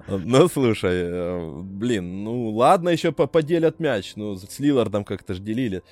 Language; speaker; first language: Russian; native; Russian